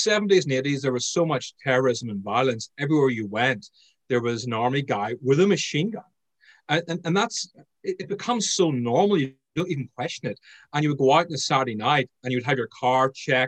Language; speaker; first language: English; native; English